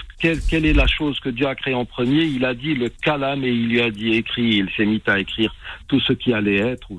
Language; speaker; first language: French; non-native, local second language; Arabic